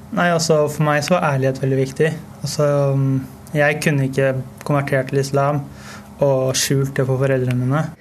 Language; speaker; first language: Norwegian; native; Norwegian